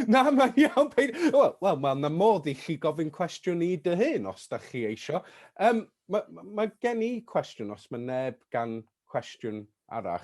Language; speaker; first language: Welsh; non-native, fluent; English